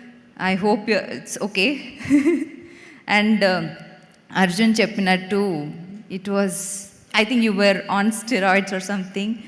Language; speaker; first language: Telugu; non-native, learner; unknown